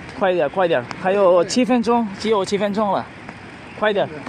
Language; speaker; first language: Chinese; non-native, fluent; Bangla